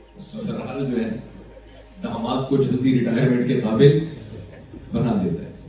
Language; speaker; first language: Urdu; native; Urdu